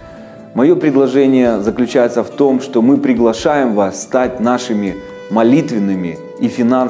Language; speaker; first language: Russian; native; Russian